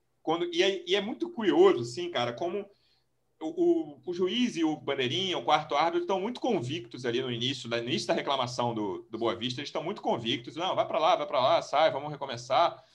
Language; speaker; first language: Portuguese; native; Portuguese